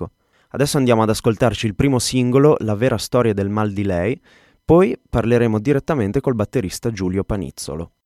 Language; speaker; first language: Italian; native; Italian